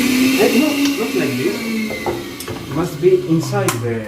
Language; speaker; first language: English; non-native, learner; Greek